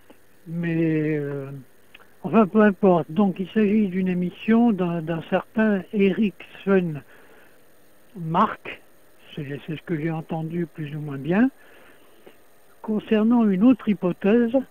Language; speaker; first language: French; native; French